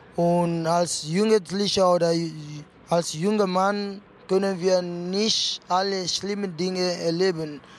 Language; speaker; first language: German; non-native, fluent; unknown